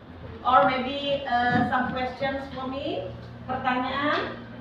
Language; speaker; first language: English; non-native, learner; Indonesian